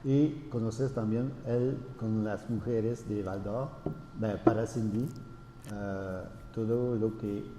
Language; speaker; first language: Spanish; non-native, fluent; French